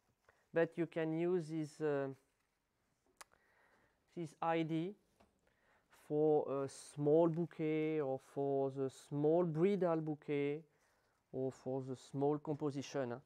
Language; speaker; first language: English; non-native, learner; French